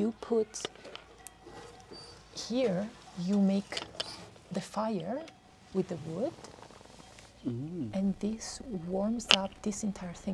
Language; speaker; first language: English; non-native, fluent; Italian